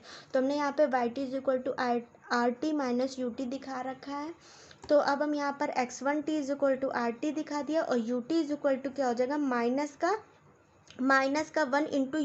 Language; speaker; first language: Hindi; native; Hindi